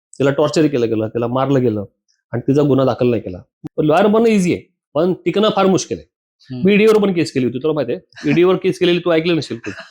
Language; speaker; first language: Marathi; native; Marathi